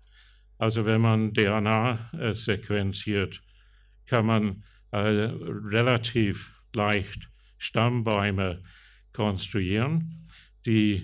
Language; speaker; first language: German; non-native, fluent; English